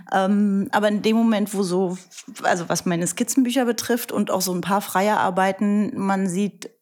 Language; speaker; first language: German; native; German